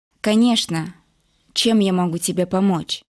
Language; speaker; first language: Russian; non-native, local second language; Uzbek